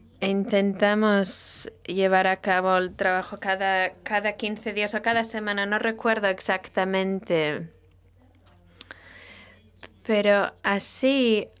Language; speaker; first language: Spanish; non-native, fluent; Italian